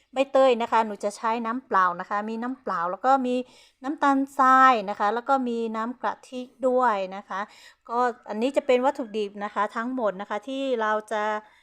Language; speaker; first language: Thai; non-native, local second language; Hmong